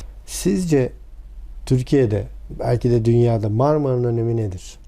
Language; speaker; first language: Turkish; native; Turkish